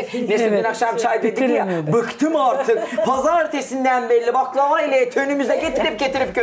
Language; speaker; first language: Turkish; native; Turkish